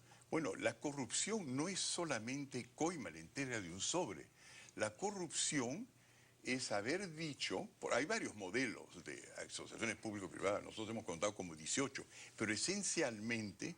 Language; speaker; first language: Spanish; native; Spanish